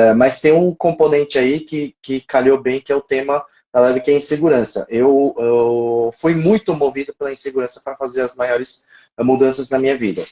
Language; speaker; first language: Portuguese; early bilingual, other home language; Japanese